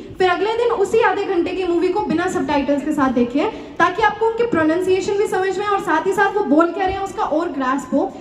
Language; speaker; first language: Hindi; native; Hindi